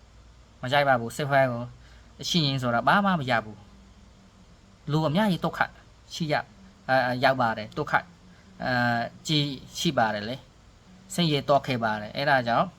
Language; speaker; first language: Burmese; non-native, learner; Khmer